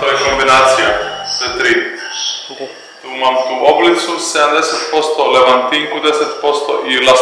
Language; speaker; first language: Polish; non-native, learner; Croatian